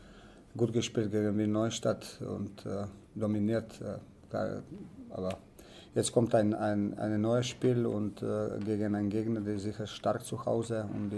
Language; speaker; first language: German; non-native, learner; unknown